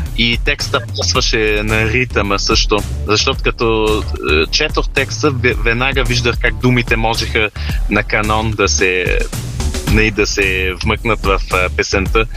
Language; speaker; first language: Bulgarian; early bilingual, heritage; Bulgarian